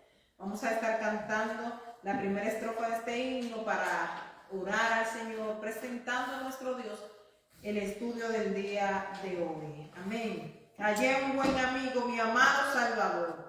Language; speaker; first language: Spanish; native; Spanish